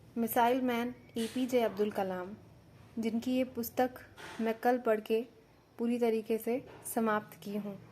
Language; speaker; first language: Hindi; native; Hindi